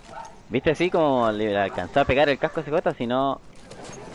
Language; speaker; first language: Spanish; native; Spanish